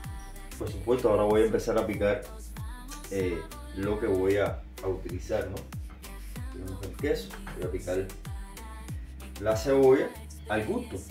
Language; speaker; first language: Spanish; native; Spanish